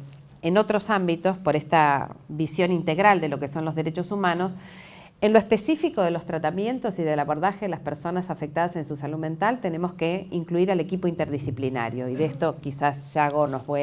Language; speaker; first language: Spanish; native; Spanish